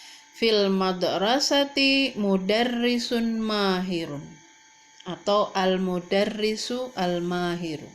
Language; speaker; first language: Arabic; non-native, fluent; Indonesian